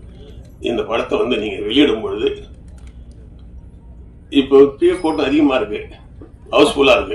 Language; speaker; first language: Tamil; native; Tamil